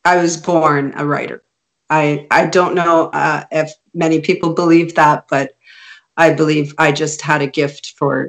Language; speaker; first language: English; non-native, fluent; Hungarian